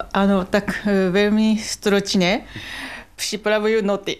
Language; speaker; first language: Czech; non-native, fluent; Japanese